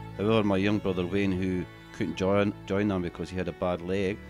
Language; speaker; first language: English; native; English